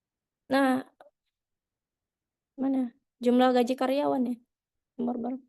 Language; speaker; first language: Indonesian; native; Indonesian